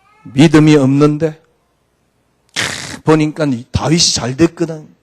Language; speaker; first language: Korean; native; Korean